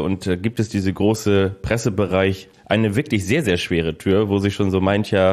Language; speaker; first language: German; native; German